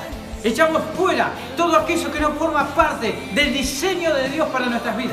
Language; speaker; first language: Spanish; native; Spanish